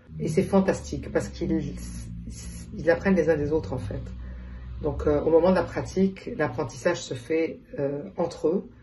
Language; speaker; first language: French; non-native, local second language; Arabic